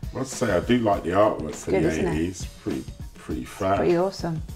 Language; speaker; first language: English; native; English